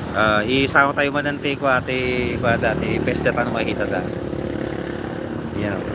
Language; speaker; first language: Filipino; non-native, local second language; Iloko